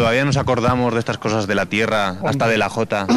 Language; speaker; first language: Spanish; native; Spanish